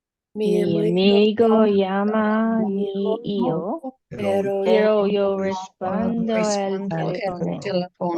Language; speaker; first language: Spanish; non-native, learner; English